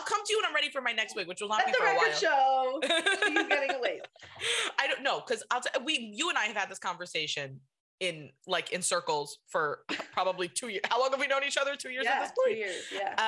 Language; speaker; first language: English; native; English